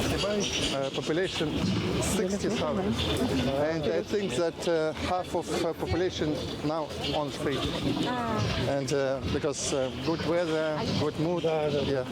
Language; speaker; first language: English; non-native, learner; Russian